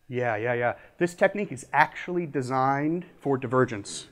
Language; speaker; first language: English; native; English